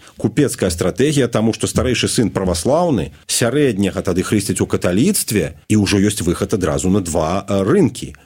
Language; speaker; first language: Belarusian; non-native, local second language; Russian